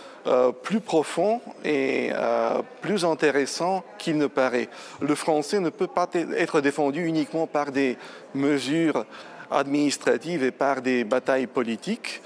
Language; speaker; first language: French; non-native, fluent; Bulgarian